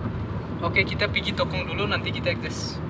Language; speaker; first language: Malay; non-native, learner; Bangla